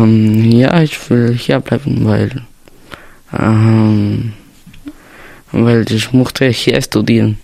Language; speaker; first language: German; non-native, learner; Spanish